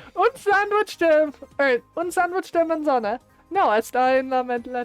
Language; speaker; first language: Spanish; non-native, learner; English